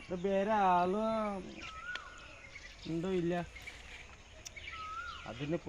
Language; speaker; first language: Malayalam; non-native, learner; Bangla